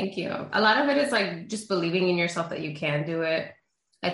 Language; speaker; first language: English; early bilingual, other home language; Spanish